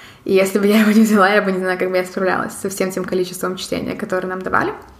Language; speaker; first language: Russian; native; Russian